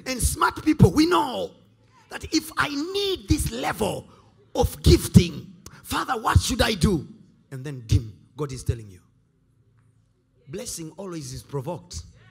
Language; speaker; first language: English; non-native, local second language; Swahili